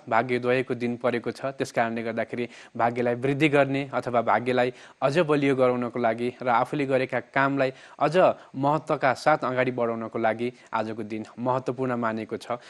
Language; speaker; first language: Nepali; native; Nepali